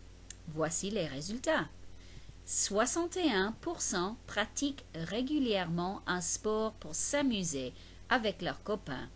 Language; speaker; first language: French; non-native, fluent; English